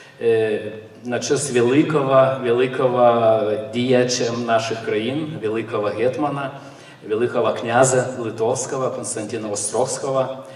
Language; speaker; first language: Ukrainian; non-native, fluent; Lithuanian